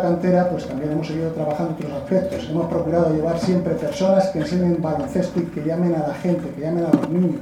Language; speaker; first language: Spanish; native; Spanish